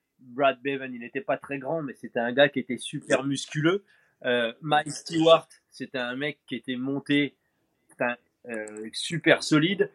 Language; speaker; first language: French; native; French